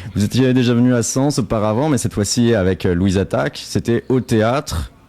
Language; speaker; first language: French; native; French